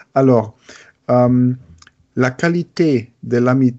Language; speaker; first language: French; non-native, learner; German